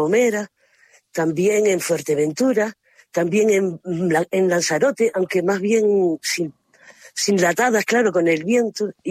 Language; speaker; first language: Spanish; native; Spanish